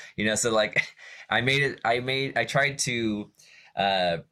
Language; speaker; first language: English; native; English